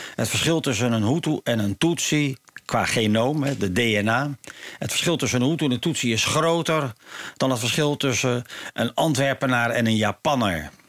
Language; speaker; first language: Dutch; native; Dutch